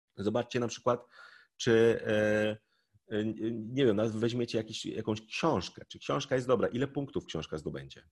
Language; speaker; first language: Polish; native; Polish